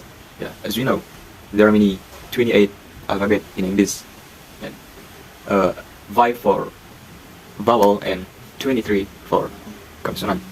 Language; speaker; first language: English; non-native, learner; Indonesian